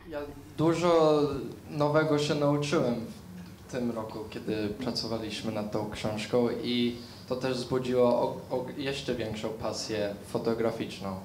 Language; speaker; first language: Polish; early bilingual, heritage; Polish